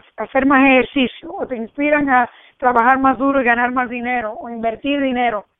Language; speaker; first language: Spanish; early bilingual, heritage; Spanish